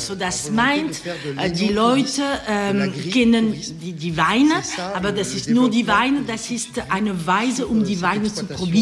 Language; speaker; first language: German; non-native, learner; French